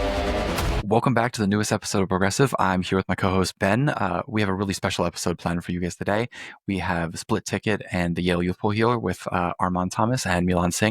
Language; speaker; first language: English; native; English